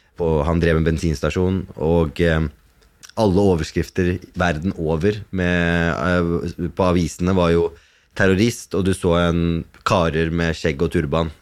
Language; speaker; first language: Norwegian; early bilingual, other home language; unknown